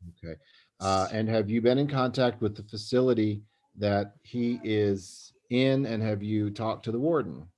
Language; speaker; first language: English; native; English